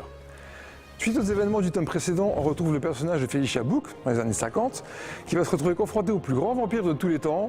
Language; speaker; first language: French; native; French